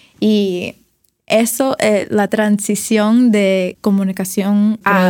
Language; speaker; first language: Spanish; early bilingual, other home language; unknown